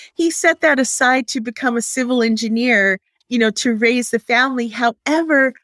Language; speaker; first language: English; native; English